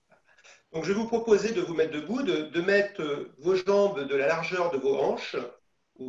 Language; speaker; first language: French; native; French